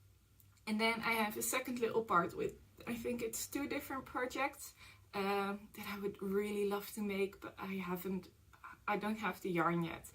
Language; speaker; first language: English; non-native, fluent; Dutch